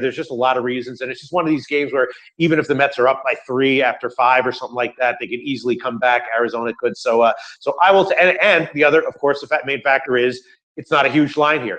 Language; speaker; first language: English; native; English